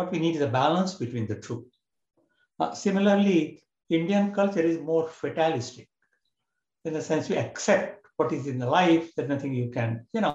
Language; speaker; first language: English; non-native, local second language; Marathi